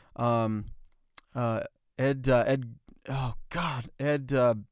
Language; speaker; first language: English; native; English